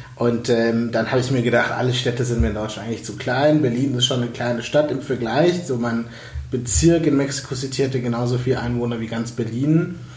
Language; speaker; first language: German; native; German